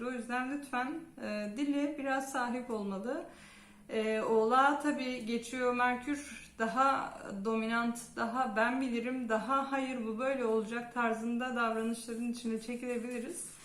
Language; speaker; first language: Turkish; native; Turkish